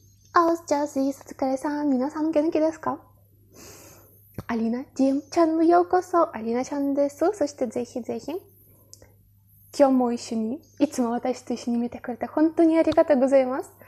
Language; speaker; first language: Japanese; non-native, fluent; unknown